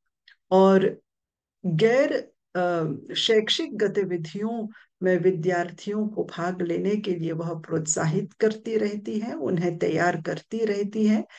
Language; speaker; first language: Hindi; non-native, local second language; Morisyen